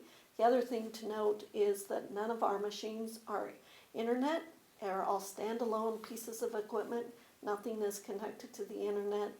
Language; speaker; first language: English; native; English